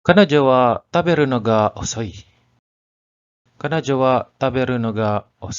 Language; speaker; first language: Japanese; non-native, learner; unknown